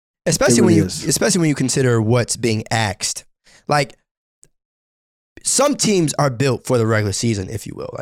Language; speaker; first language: English; native; English